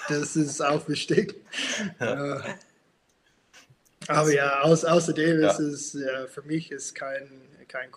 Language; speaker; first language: German; non-native, fluent; English